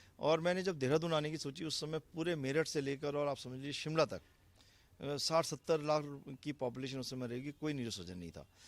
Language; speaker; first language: Hindi; native; Hindi